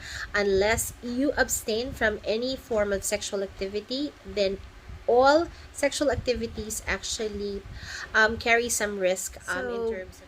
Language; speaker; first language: English; non-native, local second language; Filipino